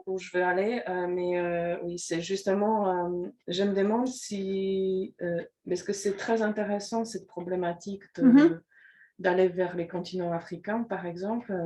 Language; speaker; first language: French; non-native, fluent; Polish